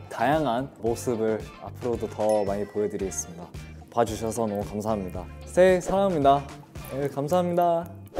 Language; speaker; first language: Korean; non-native, fluent; English